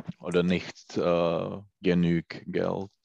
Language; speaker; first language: German; non-native, learner; Czech